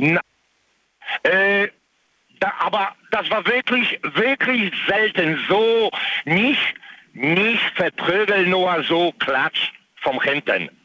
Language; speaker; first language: German; non-native, learner; Polish